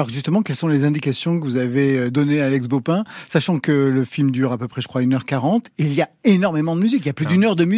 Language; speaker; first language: French; native; French